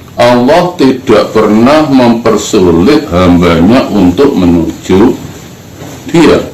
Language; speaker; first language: Indonesian; non-native, local second language; Javanese